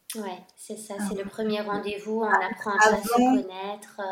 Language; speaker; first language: French; non-native, local second language; Arabic